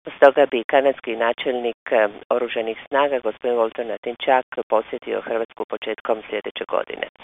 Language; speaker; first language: Croatian; native; Croatian